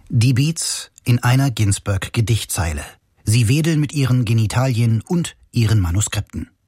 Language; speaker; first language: German; native; German